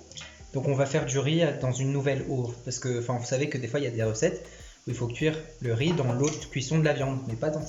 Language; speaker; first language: French; early bilingual, other home language; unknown